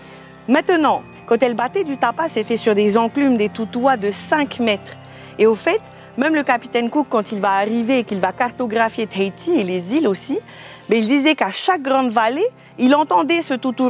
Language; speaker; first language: French; native; French